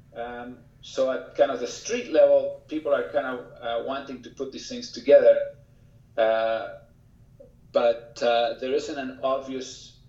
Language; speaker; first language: English; early bilingual, other home language; Spanish